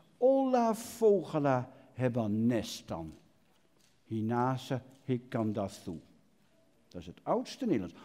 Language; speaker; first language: Dutch; native; Dutch